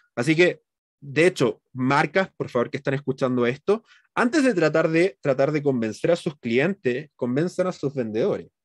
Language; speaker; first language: Spanish; native; Spanish